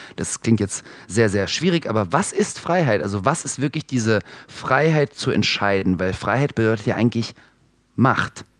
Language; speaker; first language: German; early bilingual, other home language; Russian